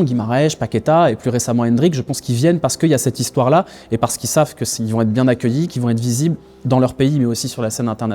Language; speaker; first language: French; native; French